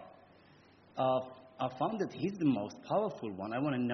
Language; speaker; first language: English; non-native, fluent; Persian